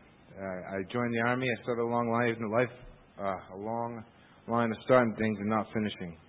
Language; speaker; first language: English; native; English